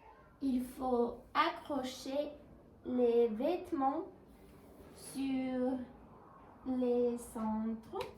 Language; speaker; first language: French; non-native, learner; Russian